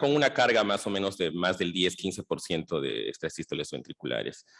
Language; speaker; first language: Spanish; native; Spanish